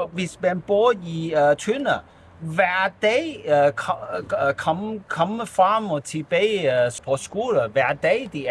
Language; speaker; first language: Danish; non-native, learner; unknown